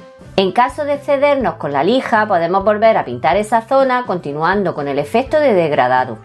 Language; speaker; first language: Spanish; native; Spanish